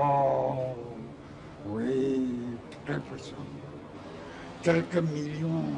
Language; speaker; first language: French; non-native, learner; Chinese